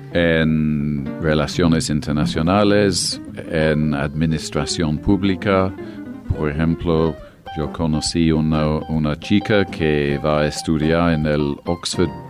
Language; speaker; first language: Spanish; non-native, fluent; English